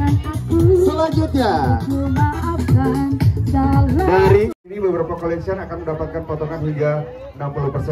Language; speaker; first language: Indonesian; native; Indonesian